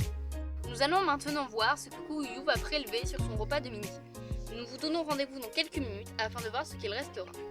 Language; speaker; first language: French; native; French